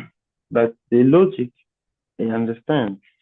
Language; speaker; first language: English; non-native, learner; Portuguese